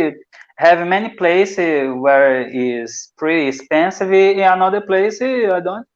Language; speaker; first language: English; non-native, learner; Portuguese